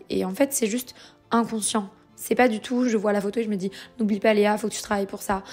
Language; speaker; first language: French; native; French